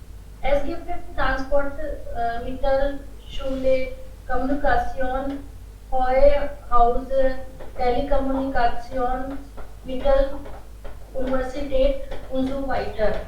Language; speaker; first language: German; non-native, learner; Hindi